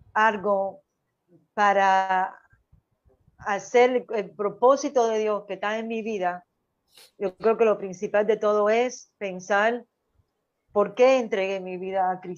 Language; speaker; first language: Spanish; early bilingual, other home language; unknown